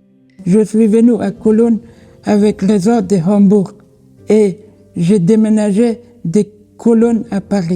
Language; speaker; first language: French; non-native, learner; Persian